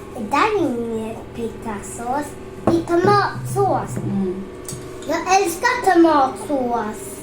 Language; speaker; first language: Swedish; early bilingual, other home language; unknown